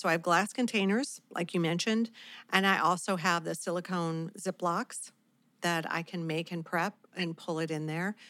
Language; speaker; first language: English; native; English